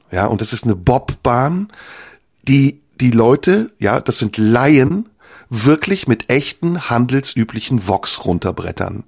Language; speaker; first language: German; early bilingual, other home language; Turkish